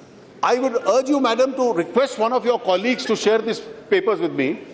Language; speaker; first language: English; non-native, local second language; Hindi